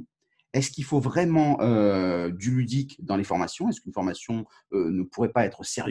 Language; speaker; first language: French; native; French